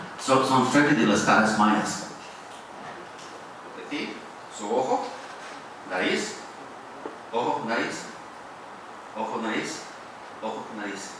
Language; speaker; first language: Spanish; non-native, fluent; English